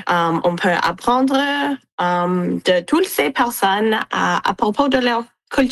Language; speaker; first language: French; non-native, local second language; English